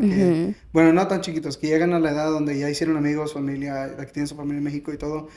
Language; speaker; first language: Spanish; early bilingual, heritage; Spanish